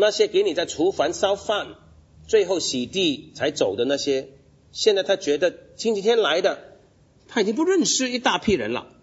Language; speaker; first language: Chinese; non-native, local second language; Cantonese